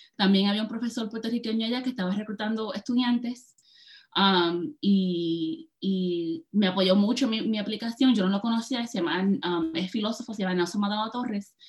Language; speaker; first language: Spanish; early bilingual, heritage; Spanish